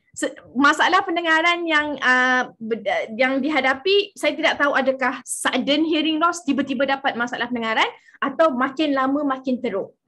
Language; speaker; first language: Malay; native; Malay